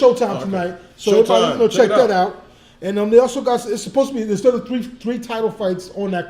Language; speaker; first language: English; native; English